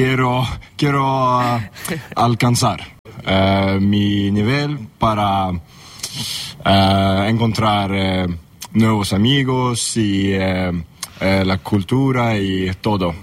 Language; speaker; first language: Spanish; non-native, learner; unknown